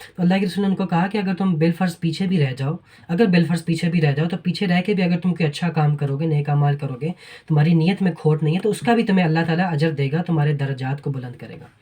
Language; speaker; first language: Urdu; native; Urdu